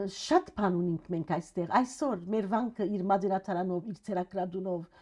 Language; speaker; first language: Armenian; early bilingual, heritage; Armenian